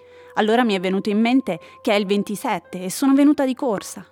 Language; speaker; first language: Italian; native; Italian